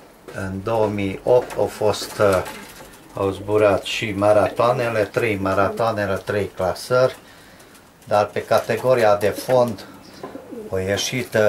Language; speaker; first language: Romanian; non-native, local second language; Hungarian